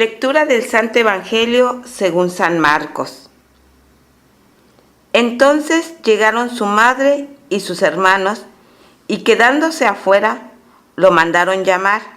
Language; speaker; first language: Spanish; native; Spanish